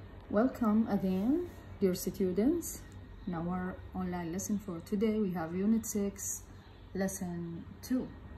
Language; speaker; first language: English; non-native, fluent; Arabic